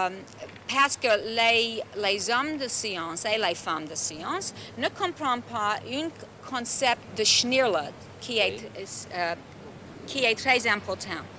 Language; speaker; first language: French; non-native, learner; English